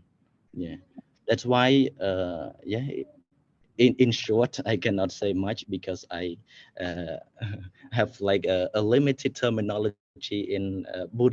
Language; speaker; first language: English; non-native, fluent; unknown